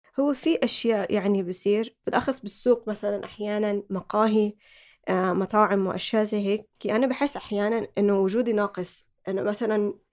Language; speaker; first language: Arabic; early bilingual, other home language; Somali